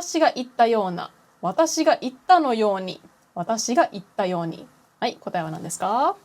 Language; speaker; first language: Japanese; non-native, fluent; English